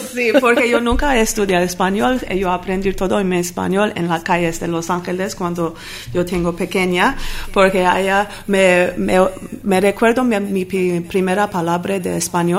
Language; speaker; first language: Spanish; non-native, learner; Armenian